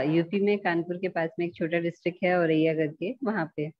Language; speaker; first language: Hindi; native; Hindi